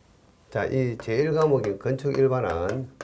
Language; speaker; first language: Korean; native; Korean